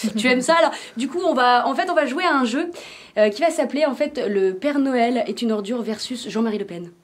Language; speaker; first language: French; native; French